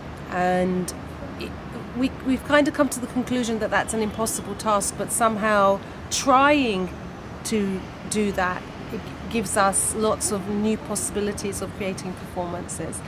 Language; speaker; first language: English; native; English